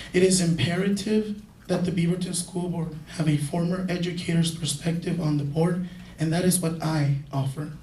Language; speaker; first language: English; early bilingual, other home language; Spanish